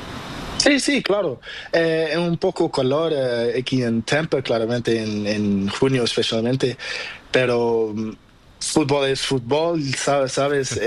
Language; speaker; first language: Spanish; non-native, learner; Portuguese